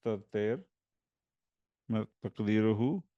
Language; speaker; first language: Arabic; non-native, fluent; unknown